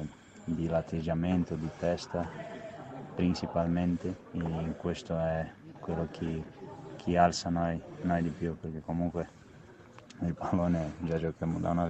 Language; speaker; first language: Italian; non-native, fluent; Portuguese